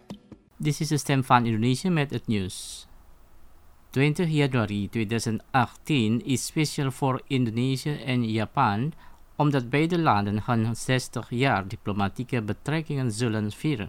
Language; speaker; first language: Dutch; non-native, fluent; Indonesian